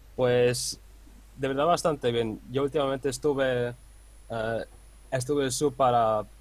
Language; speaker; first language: Spanish; non-native, fluent; Dutch